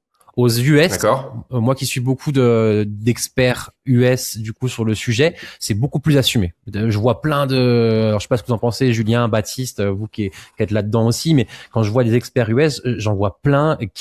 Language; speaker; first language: French; native; French